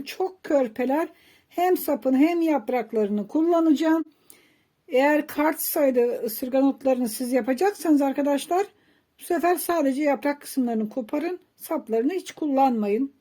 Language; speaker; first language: Turkish; native; Turkish